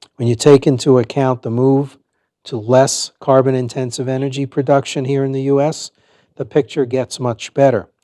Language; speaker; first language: English; native; English